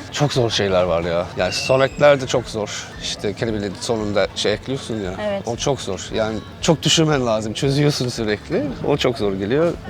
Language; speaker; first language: Turkish; non-native, fluent; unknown